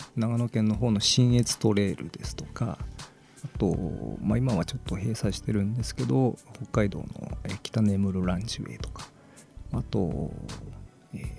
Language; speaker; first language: Japanese; native; Japanese